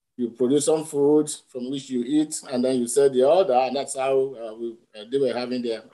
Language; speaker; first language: English; non-native, local second language; Yoruba